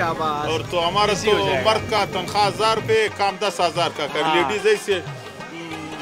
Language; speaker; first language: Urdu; non-native, local second language; Pashto